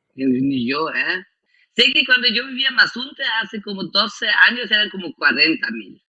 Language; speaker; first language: Spanish; non-native, fluent; German